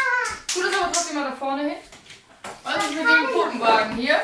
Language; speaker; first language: German; native; German